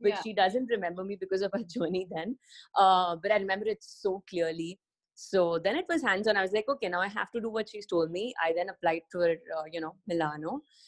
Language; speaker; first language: English; non-native, local second language; Hindi